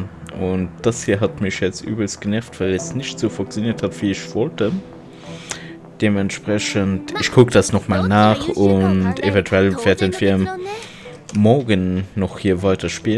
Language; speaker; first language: German; non-native, local second language; Luxembourgish